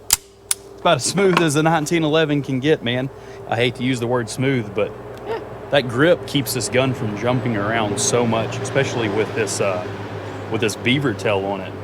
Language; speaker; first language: English; native; English